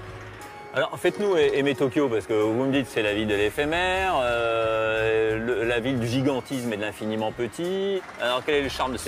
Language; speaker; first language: French; native; French